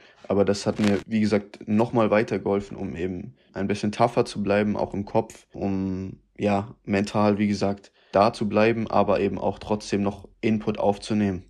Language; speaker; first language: German; native; German